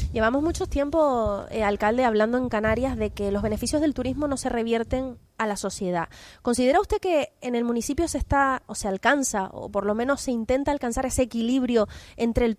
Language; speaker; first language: Spanish; native; Spanish